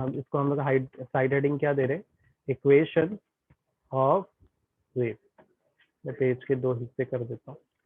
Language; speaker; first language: Hindi; native; Hindi